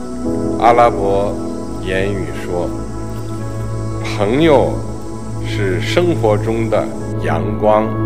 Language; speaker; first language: Chinese; native; Chinese